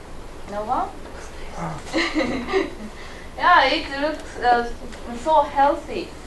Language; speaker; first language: English; non-native, learner; Japanese